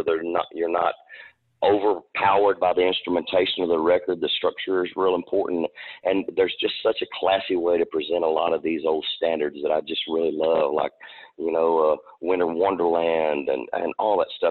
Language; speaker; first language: English; native; English